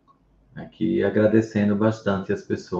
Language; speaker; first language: Spanish; non-native, learner; Portuguese